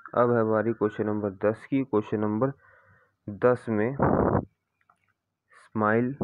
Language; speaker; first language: Hindi; native; Hindi